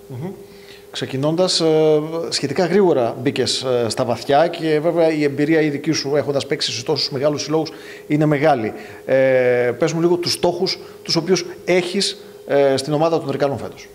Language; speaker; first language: Greek; native; Greek